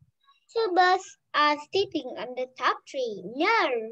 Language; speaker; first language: English; non-native, learner; Vietnamese